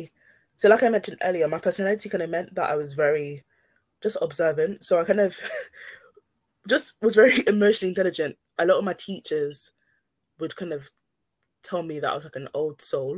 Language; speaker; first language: English; native; English